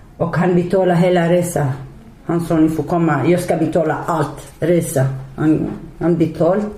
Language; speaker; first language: Swedish; non-native, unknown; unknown